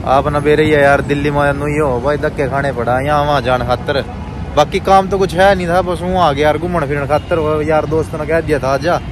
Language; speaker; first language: Hindi; native; Hindi